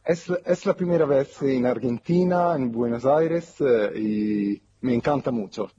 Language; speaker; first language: Spanish; non-native, fluent; Italian